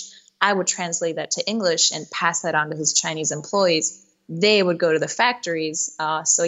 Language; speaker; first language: English; early bilingual, other home language; Spanish